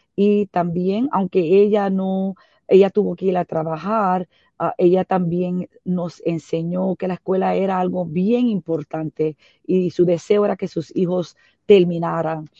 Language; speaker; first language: Spanish; early bilingual, heritage; Spanish